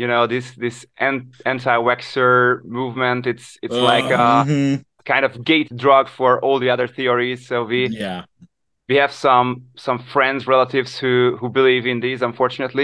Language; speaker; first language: English; non-native, fluent; Hungarian